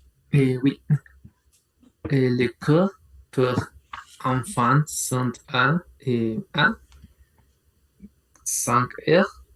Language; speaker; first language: French; non-native, learner; Spanish